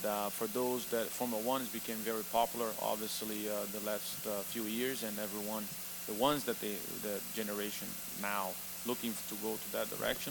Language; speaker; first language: English; non-native, fluent; Portuguese